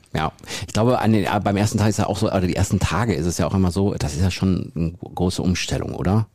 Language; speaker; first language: German; native; German